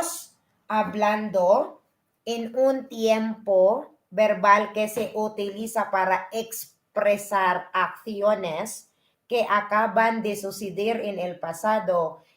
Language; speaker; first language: Spanish; non-native, fluent; Filipino